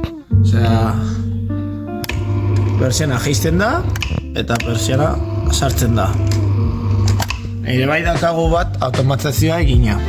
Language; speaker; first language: Basque; non-native, local second language; Spanish